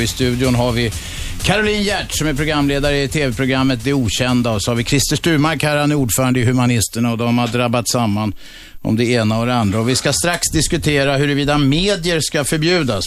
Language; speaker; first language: Swedish; native; Swedish